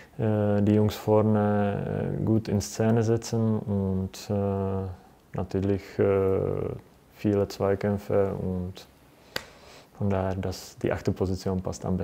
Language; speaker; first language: German; non-native, fluent; Czech